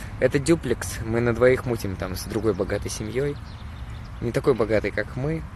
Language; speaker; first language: Russian; native; Russian